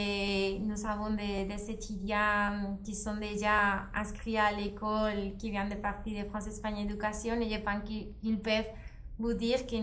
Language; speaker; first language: French; non-native, fluent; Spanish